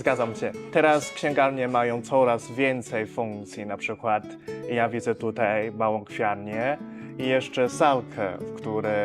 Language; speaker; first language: Polish; non-native, fluent; Chinese